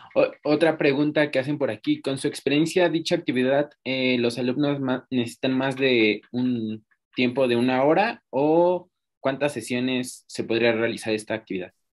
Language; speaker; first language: Spanish; native; Spanish